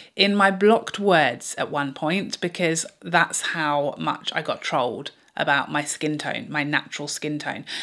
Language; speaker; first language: English; native; English